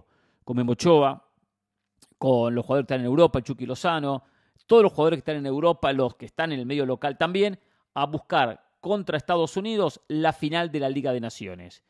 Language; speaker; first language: Spanish; native; Spanish